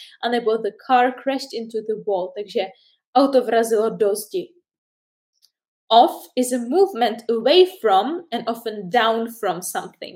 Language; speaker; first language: English; non-native, fluent; Czech